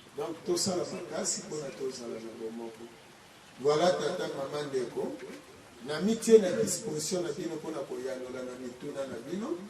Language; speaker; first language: Lingala; non-native, local second language; Kongo